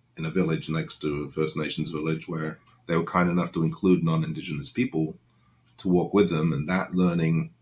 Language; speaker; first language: English; native; English